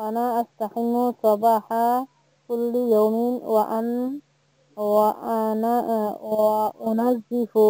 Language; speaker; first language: Arabic; non-native, learner; Bangla